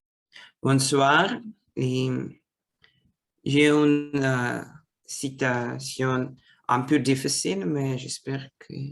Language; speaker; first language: French; non-native, fluent; Russian